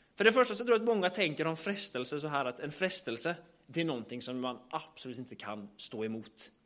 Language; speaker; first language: Swedish; native; Swedish